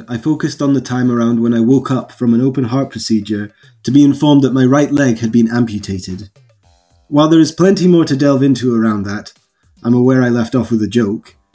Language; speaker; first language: English; native; English